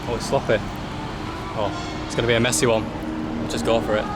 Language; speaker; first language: English; native; English